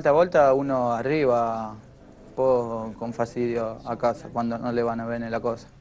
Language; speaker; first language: Italian; non-native, fluent; Spanish